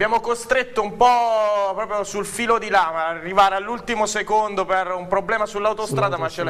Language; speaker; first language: Italian; native; Italian